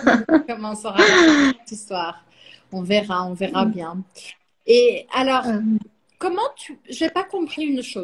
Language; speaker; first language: French; non-native, fluent; Portuguese